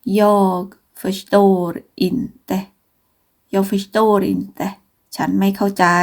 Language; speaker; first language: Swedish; non-native, fluent; Thai